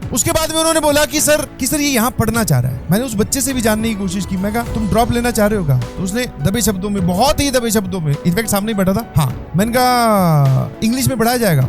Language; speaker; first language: Hindi; native; Hindi